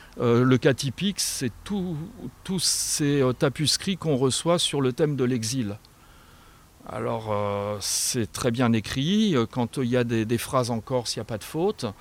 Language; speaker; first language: French; native; French